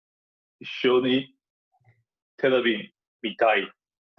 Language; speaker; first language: Japanese; non-native, learner; English